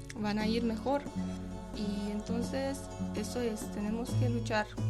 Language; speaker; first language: Spanish; non-native, fluent; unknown